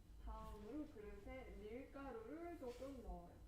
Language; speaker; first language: Korean; non-native, fluent; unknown